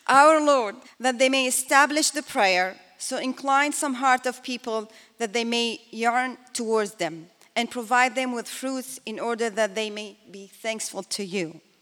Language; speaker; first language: English; non-native, fluent; Arabic